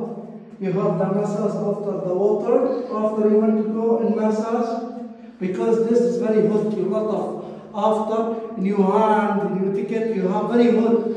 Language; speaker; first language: English; non-native, learner; Arabic